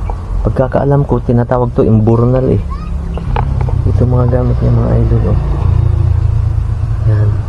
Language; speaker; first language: Filipino; non-native, local second language; Cebuano